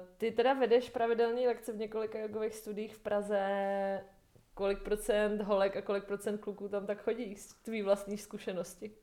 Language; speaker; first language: Czech; native; Czech